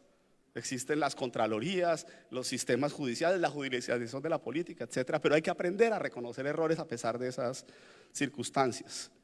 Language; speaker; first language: Spanish; native; Spanish